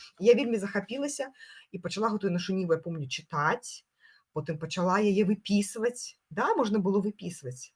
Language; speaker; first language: Belarusian; non-native, local second language; Russian